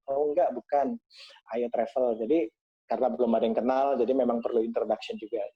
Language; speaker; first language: Indonesian; native; Indonesian